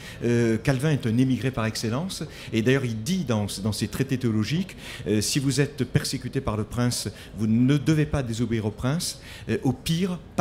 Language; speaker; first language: French; native; French